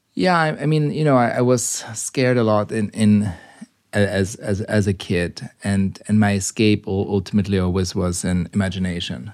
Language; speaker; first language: English; non-native, fluent; German